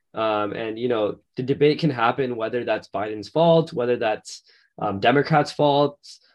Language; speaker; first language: English; native; English